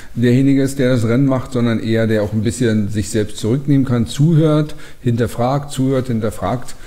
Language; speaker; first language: German; native; German